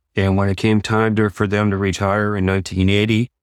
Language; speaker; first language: English; native; English